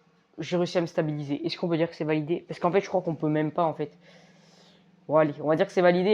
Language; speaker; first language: French; native; French